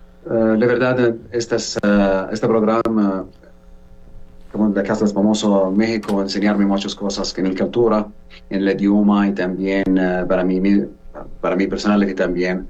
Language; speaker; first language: Spanish; non-native, learner; Arabic